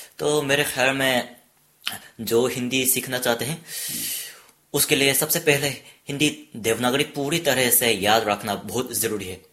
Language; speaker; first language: Hindi; non-native, fluent; Korean